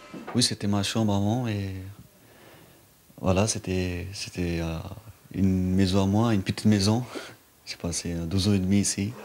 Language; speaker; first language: French; non-native, fluent; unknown